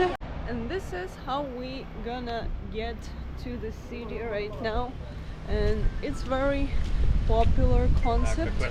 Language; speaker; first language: English; non-native, fluent; Ukrainian